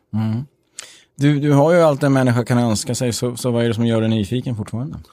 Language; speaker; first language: Swedish; native; Swedish